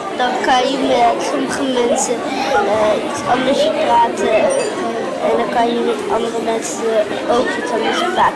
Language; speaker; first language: Dutch; early bilingual, other home language; Arabic